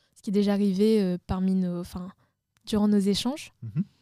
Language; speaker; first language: French; native; French